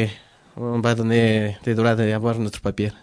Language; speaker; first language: French; non-native, learner; Spanish